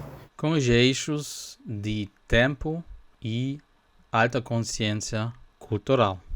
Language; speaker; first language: Portuguese; non-native, fluent; German